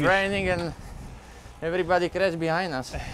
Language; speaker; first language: English; non-native, fluent; Slovak